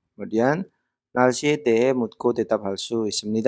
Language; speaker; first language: Korean; non-native, fluent; Indonesian